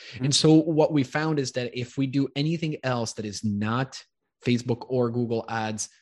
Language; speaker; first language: English; early bilingual, other home language; Italian